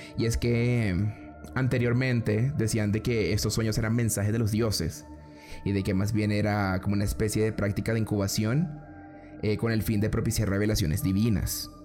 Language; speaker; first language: Spanish; native; Spanish